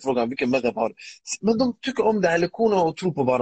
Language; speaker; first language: Swedish; early bilingual, other home language; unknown